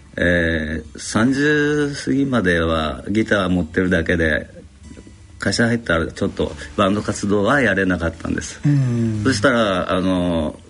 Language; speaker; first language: Japanese; native; Japanese